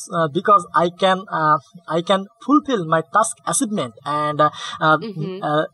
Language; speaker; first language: English; non-native, learner; Bangla